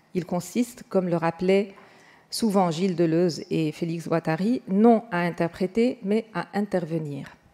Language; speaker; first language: French; non-native, fluent; Arabic